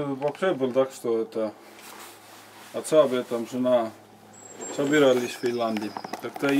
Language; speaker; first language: Russian; non-native, learner; Latvian